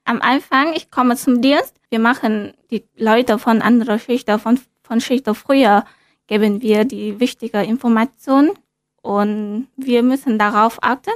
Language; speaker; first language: German; non-native, learner; Vietnamese